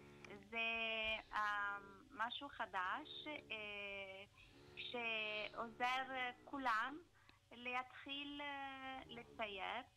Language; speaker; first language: Hebrew; non-native, learner; Italian